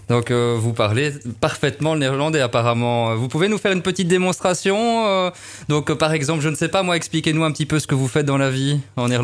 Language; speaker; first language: French; native; French